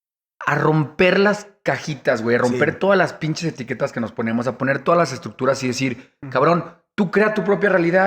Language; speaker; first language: Spanish; native; Spanish